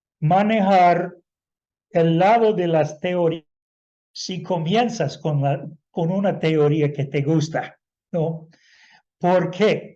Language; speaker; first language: Spanish; non-native, fluent; English